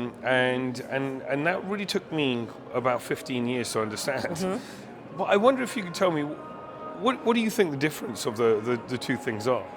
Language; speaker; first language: English; native; English